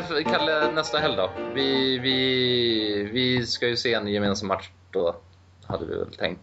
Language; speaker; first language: Swedish; native; Swedish